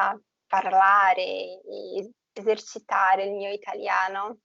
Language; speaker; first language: Italian; non-native, fluent; Portuguese